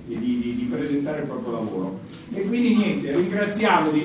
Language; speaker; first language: Italian; native; Italian